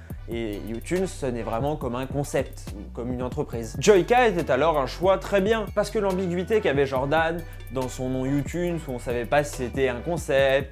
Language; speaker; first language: French; native; French